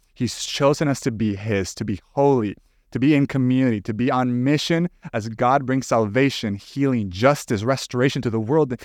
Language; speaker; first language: English; non-native, fluent; Spanish